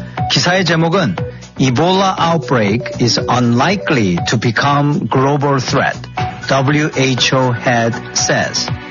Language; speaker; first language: English; non-native, fluent; Korean